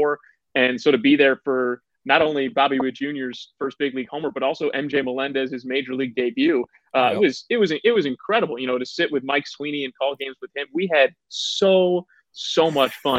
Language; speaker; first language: English; native; English